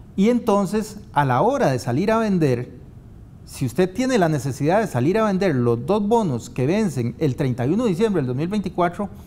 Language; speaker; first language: Spanish; native; Spanish